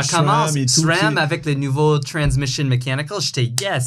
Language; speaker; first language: French; non-native, fluent; English